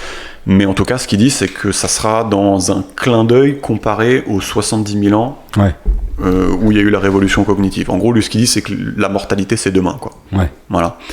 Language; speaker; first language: French; native; French